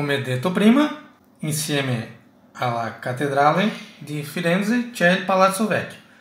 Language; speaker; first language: Italian; non-native, fluent; Portuguese